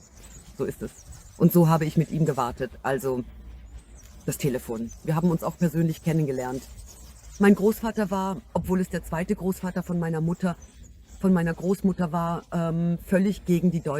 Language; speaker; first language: German; non-native, fluent; Russian